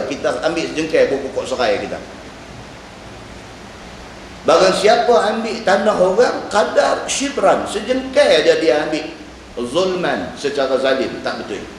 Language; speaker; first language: Malay; native; Malay